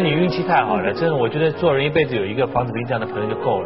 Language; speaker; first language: Chinese; native; Chinese